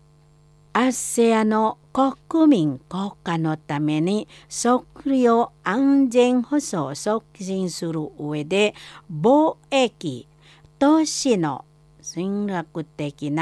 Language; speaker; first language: Japanese; non-native, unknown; Indonesian